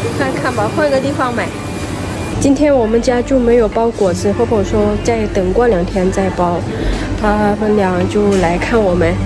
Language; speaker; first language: Chinese; non-native, fluent; Lao